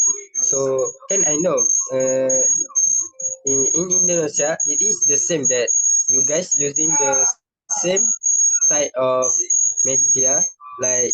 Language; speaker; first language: English; non-native, learner; Malay